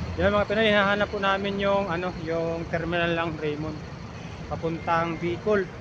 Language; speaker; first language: Filipino; native; Filipino